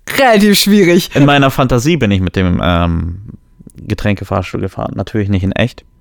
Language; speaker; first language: German; early bilingual, other home language; Polish